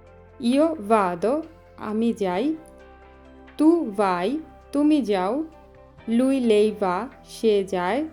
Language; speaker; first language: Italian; non-native, fluent; Bangla